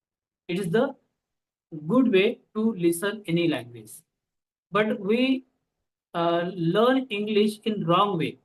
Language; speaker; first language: English; non-native, local second language; Marathi